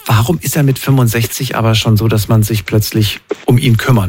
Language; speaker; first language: German; native; German